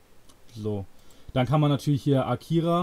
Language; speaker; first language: German; native; German